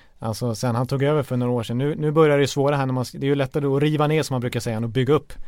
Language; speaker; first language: Swedish; native; Swedish